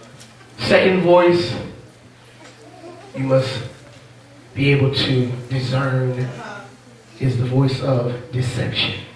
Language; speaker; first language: English; native; English